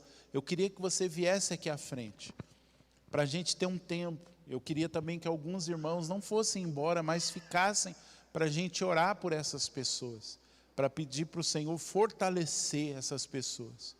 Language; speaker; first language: Portuguese; native; Portuguese